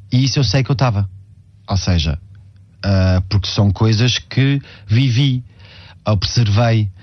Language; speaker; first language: Portuguese; early bilingual, heritage; Portuguese